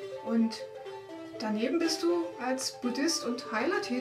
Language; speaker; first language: German; native; German